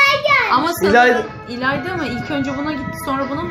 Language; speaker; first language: Turkish; native; Turkish